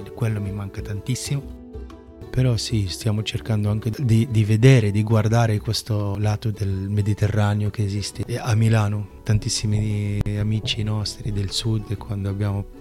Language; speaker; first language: Italian; non-native, fluent; Arabic